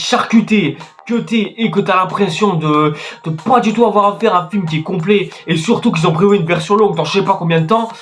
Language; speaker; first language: French; native; French